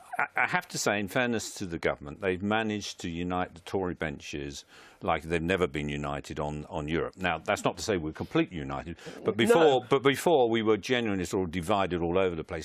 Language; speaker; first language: English; native; English